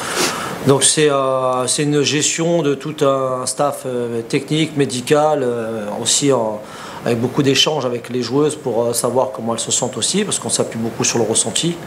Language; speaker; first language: French; native; French